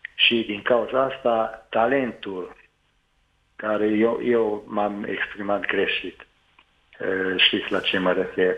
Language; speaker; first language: Romanian; non-native, local second language; Hungarian